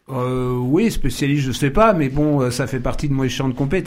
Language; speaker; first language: French; native; French